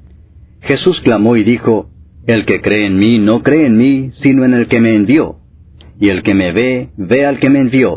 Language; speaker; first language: Spanish; native; Spanish